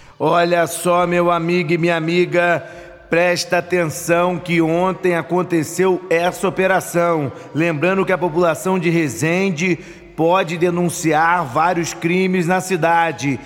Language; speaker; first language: Portuguese; native; Portuguese